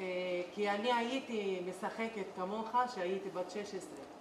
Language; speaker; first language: Hebrew; non-native, local second language; Arabic